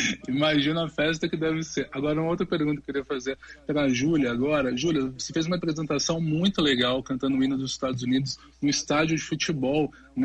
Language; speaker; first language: Portuguese; native; Portuguese